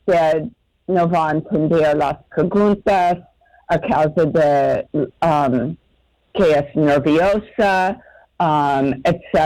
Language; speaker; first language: Spanish; non-native, fluent; English